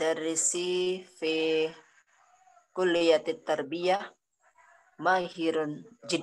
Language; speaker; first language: Arabic; non-native, learner; Indonesian